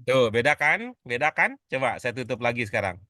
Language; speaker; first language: Indonesian; native; Indonesian